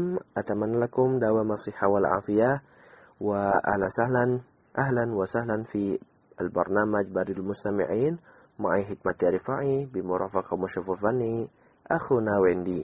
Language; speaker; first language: Arabic; non-native, fluent; Indonesian